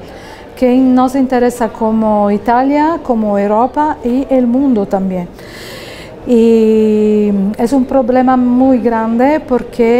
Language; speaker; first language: Spanish; non-native, fluent; Italian